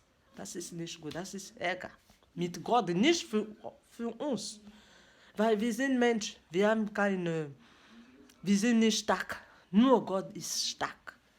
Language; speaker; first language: German; non-native, learner; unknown